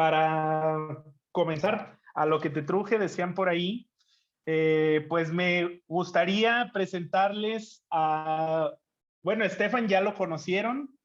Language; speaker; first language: Spanish; native; Spanish